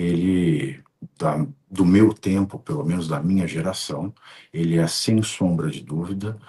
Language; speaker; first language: Portuguese; native; Portuguese